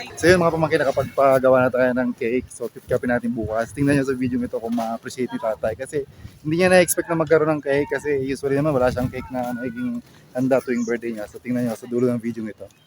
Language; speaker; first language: Filipino; native; Filipino